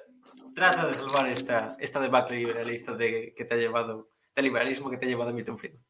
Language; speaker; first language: Spanish; native; Spanish